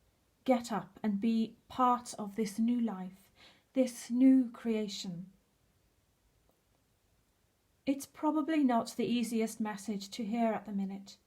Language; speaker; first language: English; native; English